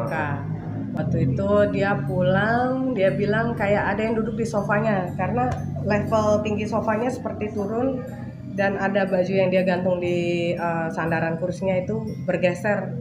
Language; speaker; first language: Indonesian; native; Indonesian